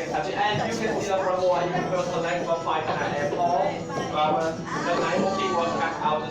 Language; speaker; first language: English; non-native, learner; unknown